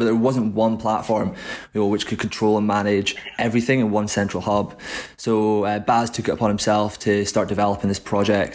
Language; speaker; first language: English; native; English